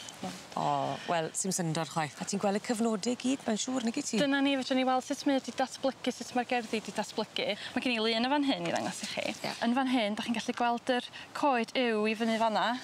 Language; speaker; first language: Welsh; native; Welsh